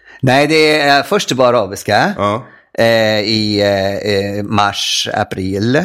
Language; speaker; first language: Swedish; non-native, fluent; Arabic